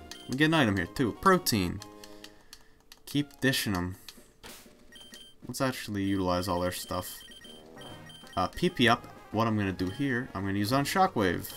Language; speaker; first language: English; native; English